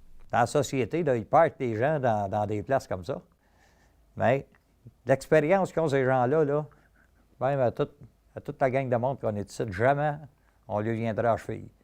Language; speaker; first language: French; native; French